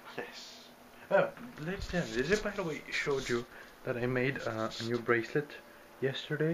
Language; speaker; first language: English; non-native, fluent; Bulgarian